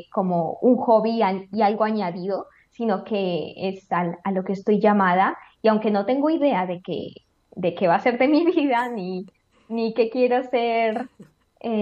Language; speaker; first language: Spanish; native; Spanish